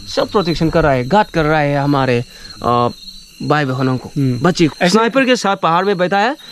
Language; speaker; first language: Hindi; non-native, local second language; Manipuri